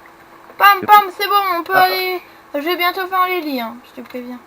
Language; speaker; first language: French; native; French